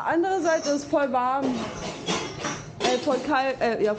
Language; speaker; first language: German; native; German